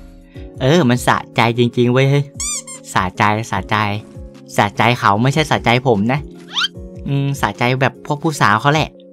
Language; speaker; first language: Thai; native; Thai